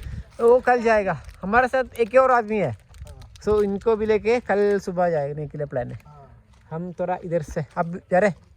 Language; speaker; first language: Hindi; non-native, local second language; Malayalam